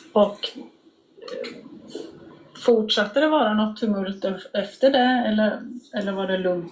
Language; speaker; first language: Swedish; native; Swedish